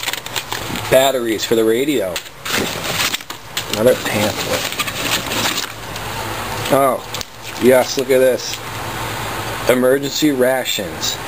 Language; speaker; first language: English; native; English